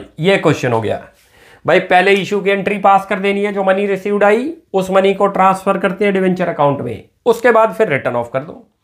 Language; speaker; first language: Hindi; native; Hindi